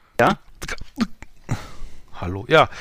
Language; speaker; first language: German; native; German